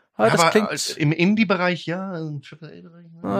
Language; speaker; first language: German; native; German